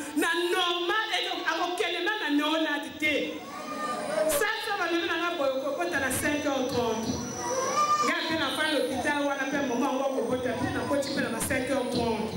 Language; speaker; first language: Lingala; native; Lingala